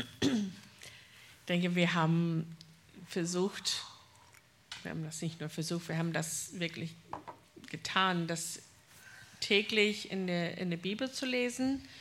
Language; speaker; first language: German; non-native, fluent; English